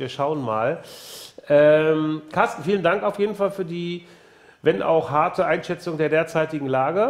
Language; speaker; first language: German; native; German